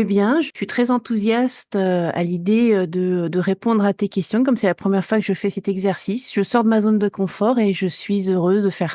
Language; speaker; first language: French; native; French